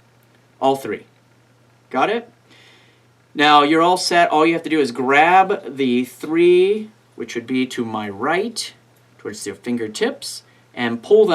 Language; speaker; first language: English; native; English